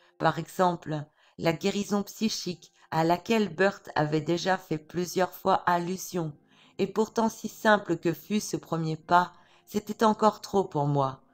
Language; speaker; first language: French; native; French